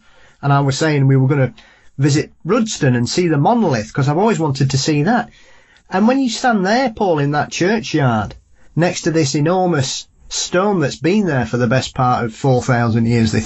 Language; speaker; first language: English; native; English